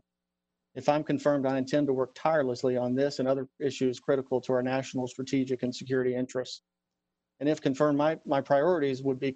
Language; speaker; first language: English; native; English